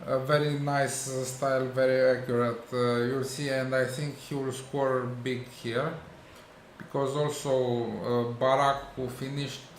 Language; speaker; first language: English; non-native, learner; Romanian